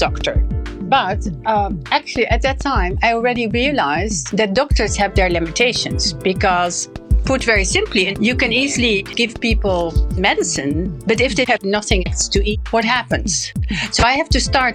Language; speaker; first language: English; non-native, fluent; French